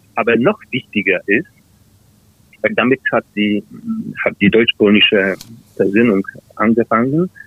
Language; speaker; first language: German; non-native, fluent; Polish